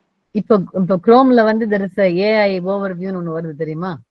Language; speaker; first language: Tamil; native; Tamil